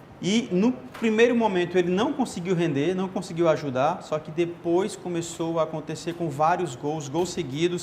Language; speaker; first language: Portuguese; native; Portuguese